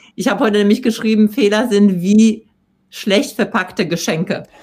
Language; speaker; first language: German; non-native, fluent; Polish